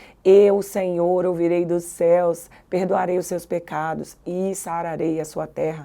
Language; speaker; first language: Portuguese; native; Portuguese